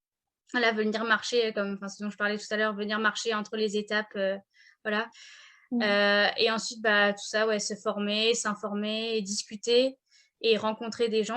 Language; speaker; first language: French; native; French